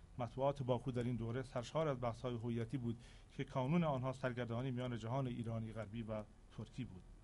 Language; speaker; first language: Persian; non-native, local second language; Central Kurdish